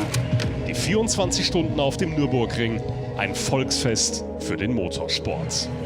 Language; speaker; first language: German; native; German